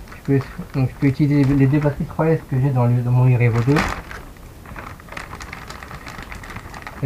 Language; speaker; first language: French; native; French